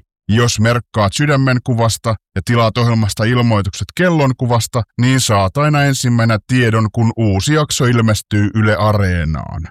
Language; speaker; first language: Finnish; native; Finnish